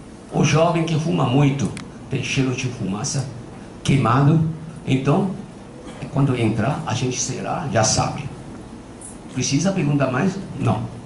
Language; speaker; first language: Portuguese; non-native, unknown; Chinese